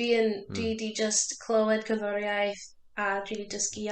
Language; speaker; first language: Welsh; non-native, learner; English